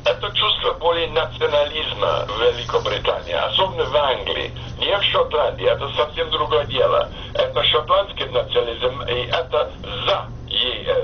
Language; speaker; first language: Russian; non-native, fluent; English